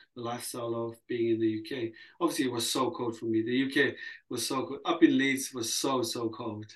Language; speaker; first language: English; early bilingual, other home language; Samoan